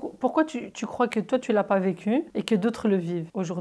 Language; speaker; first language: French; native; French